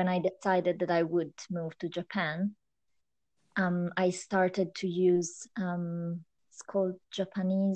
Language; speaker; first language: English; non-native, fluent; Italian